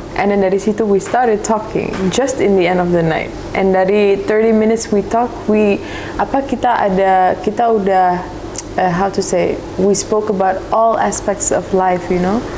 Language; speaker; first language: English; early bilingual, other home language; Indonesian